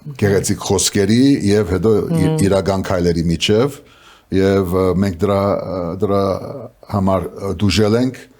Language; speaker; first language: Armenian; early bilingual, heritage; Armenian